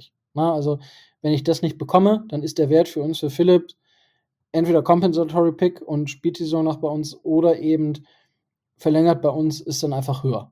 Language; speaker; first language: German; native; German